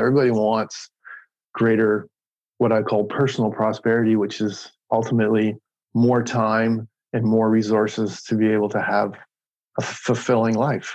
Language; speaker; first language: English; native; English